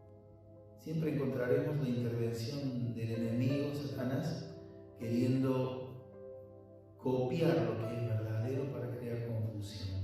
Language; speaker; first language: Spanish; native; Spanish